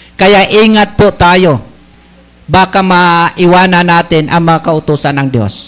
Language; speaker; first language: Filipino; non-native, local second language; Bikol